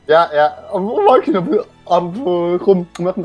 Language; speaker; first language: German; native; German